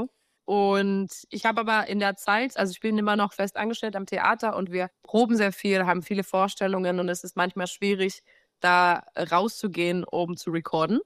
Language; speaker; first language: German; non-native, fluent; Portuguese